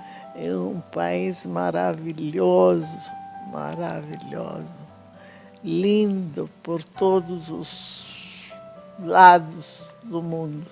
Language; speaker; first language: Portuguese; non-native, fluent; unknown